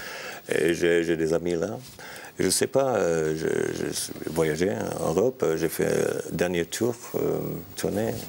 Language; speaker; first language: French; non-native, learner; English